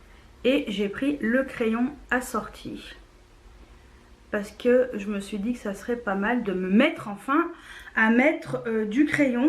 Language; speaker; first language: French; native; French